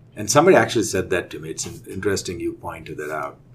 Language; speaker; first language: English; non-native, local second language; Telugu